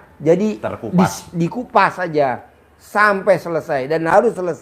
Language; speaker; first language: Indonesian; native; Indonesian